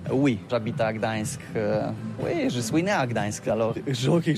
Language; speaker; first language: French; non-native, learner; Polish